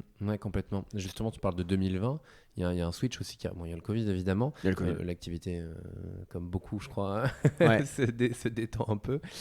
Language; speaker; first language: French; native; French